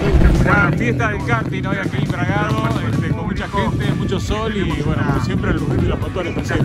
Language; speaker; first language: Spanish; native; Spanish